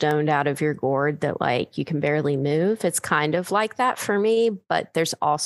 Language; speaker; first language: English; native; English